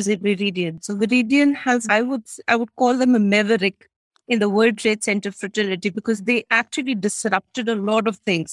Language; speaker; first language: English; non-native, local second language; Kashmiri